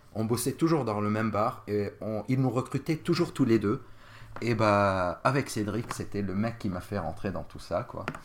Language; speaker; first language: French; non-native, local second language; Arabic